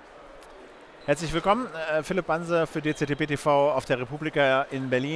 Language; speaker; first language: German; native; German